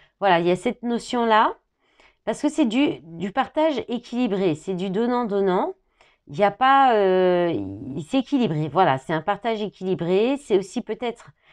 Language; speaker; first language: French; native; French